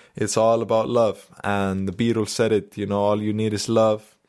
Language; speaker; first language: English; non-native, fluent; Icelandic